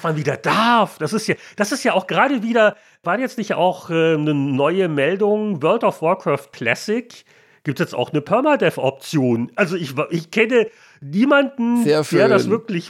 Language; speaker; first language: German; native; German